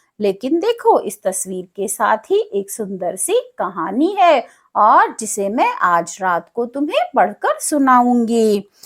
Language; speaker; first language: Hindi; native; Hindi